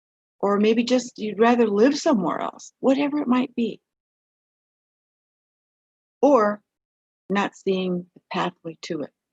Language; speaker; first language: English; native; English